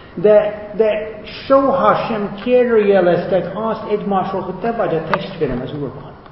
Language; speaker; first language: Hungarian; non-native, fluent; English